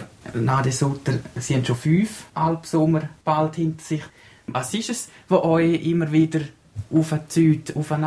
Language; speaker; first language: German; native; German